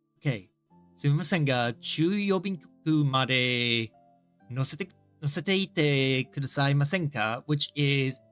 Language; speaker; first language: Japanese; non-native, learner; English